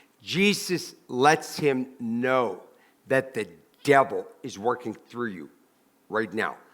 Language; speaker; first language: English; native; English